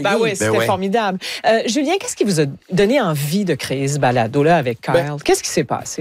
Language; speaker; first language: French; native; French